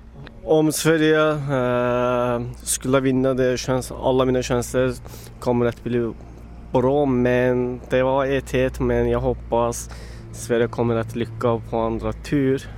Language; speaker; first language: Swedish; non-native, learner; Turkish